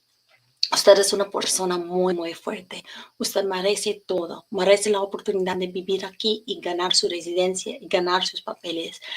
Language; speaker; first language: Spanish; non-native, learner; English